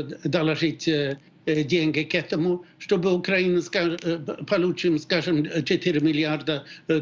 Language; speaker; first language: Russian; non-native, fluent; Swedish